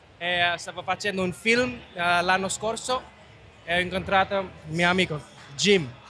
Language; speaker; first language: Italian; non-native, learner; Sinhala